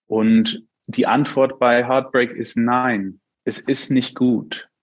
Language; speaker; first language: German; non-native, fluent; English